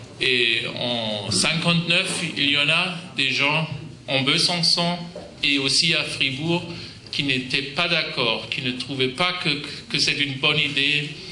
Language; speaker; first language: French; non-native, fluent; German